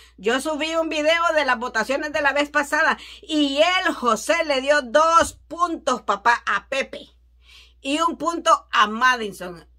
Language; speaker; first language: Spanish; native; Spanish